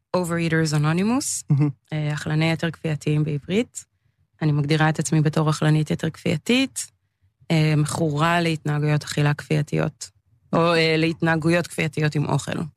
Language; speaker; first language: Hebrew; early bilingual, other home language; English